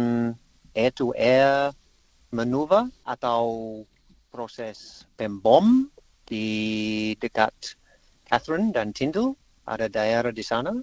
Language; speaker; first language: Indonesian; non-native, learner; English